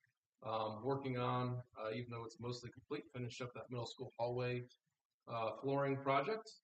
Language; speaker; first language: English; native; English